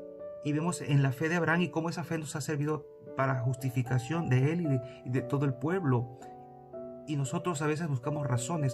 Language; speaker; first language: Spanish; native; Spanish